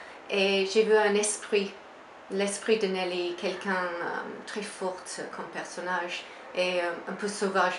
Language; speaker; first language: French; non-native, fluent; English